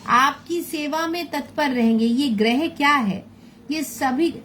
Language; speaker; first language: Hindi; non-native, local second language; Bangla